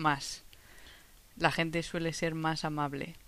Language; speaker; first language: Spanish; non-native, fluent; English